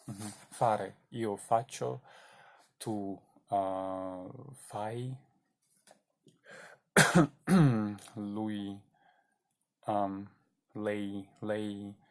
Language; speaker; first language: Italian; non-native, learner; Belarusian